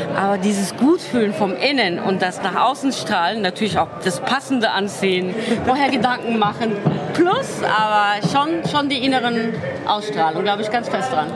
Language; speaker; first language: German; non-native, fluent; Ukrainian